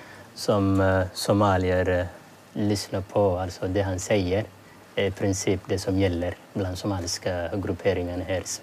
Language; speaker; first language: Swedish; early bilingual, other home language; Somali